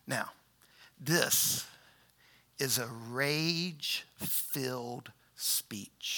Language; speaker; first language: English; native; English